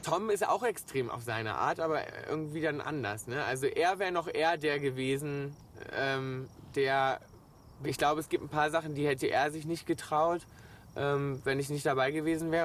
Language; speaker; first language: German; native; German